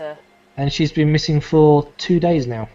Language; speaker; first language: English; native; English